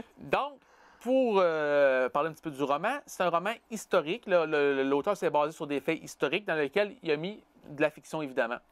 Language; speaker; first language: French; native; French